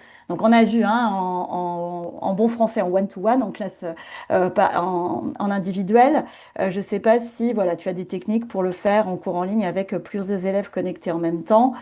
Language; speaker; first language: French; native; French